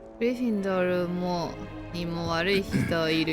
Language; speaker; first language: Japanese; non-native, learner; Chinese